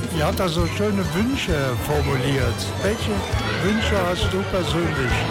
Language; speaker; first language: German; native; German